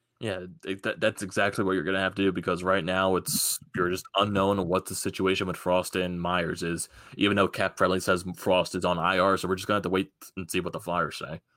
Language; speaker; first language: English; native; English